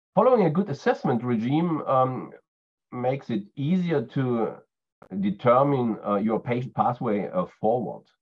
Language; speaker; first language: English; non-native, fluent; German